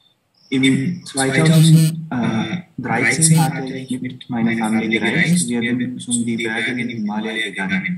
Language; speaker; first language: German; non-native, learner; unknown